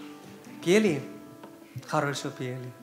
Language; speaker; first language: Russian; non-native, learner; Hindi